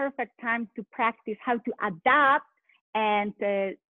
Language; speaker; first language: English; non-native, fluent; Polish